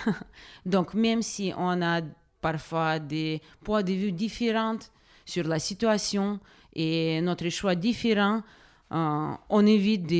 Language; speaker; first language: French; non-native, fluent; Russian